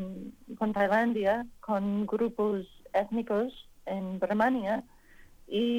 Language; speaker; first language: Spanish; non-native, learner; English